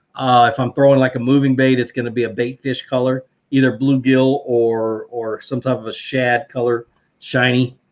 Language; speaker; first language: English; native; English